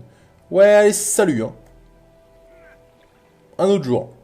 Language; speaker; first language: French; native; French